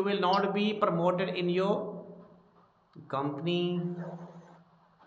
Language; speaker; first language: English; non-native, local second language; Hindi